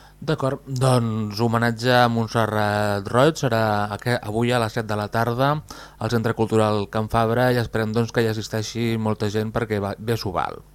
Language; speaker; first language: Catalan; native; Catalan